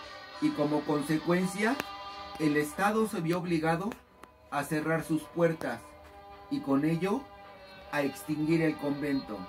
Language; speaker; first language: Spanish; native; Spanish